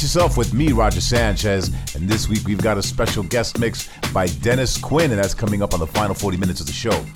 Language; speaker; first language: English; native; English